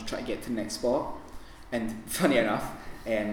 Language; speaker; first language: English; native; English